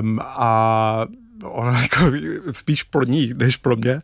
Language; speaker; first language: Czech; non-native, fluent; English